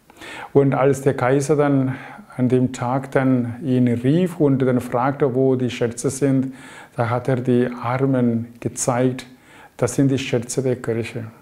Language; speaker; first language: German; non-native, fluent; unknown